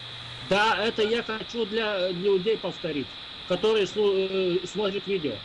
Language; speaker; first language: Russian; non-native, local second language; Lithuanian